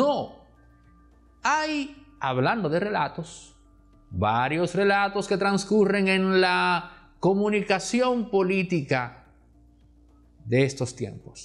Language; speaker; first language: Spanish; native; Spanish